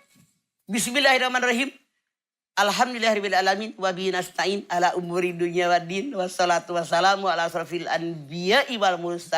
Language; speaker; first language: Indonesian; native; Indonesian